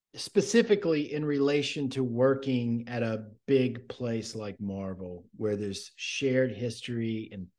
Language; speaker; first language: English; native; English